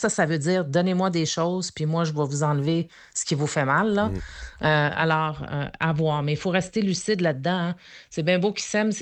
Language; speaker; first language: French; native; French